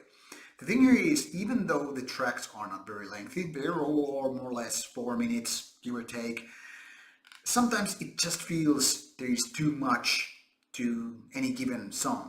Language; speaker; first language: English; non-native, fluent; Finnish